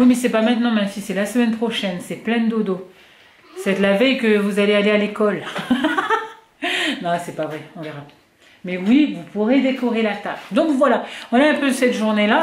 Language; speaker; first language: French; native; French